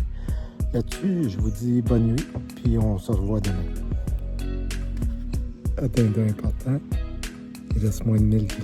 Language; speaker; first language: French; native; French